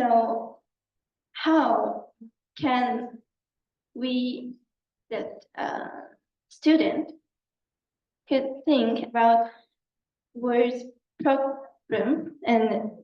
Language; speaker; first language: English; non-native, learner; Japanese